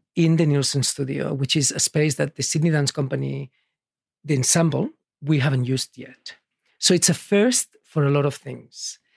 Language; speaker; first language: English; early bilingual, other home language; Catalan